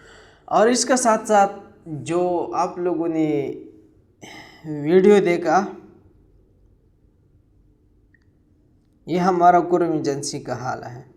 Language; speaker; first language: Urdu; non-native, local second language; Pashto